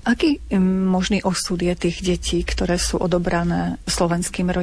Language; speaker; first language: Slovak; native; Slovak